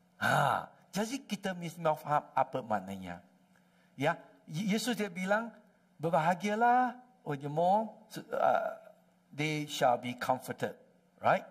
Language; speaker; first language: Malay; non-native, local second language; Chinese